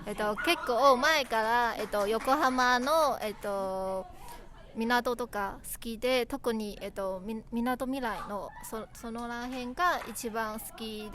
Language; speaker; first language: Japanese; non-native, fluent; Chinese